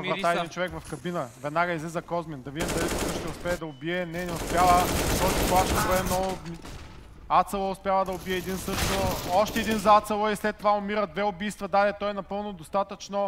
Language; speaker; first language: Bulgarian; native; Bulgarian